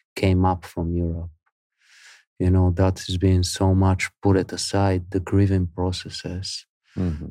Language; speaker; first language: English; non-native, fluent; Spanish